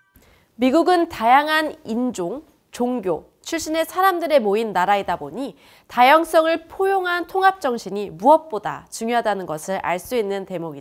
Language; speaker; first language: Korean; native; Korean